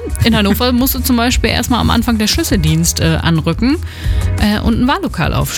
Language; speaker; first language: German; native; German